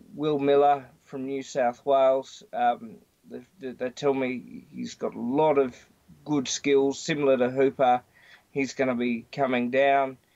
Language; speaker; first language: English; native; English